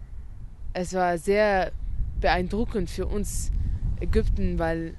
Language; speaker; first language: German; non-native, learner; Arabic